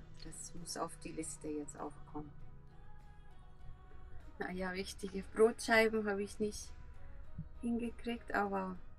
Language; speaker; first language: German; non-native, fluent; Arabic